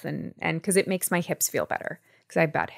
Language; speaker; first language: English; native; English